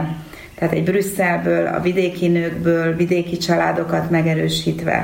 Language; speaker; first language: Hungarian; native; Hungarian